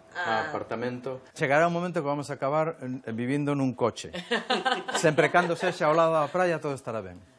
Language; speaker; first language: Galician; native; Galician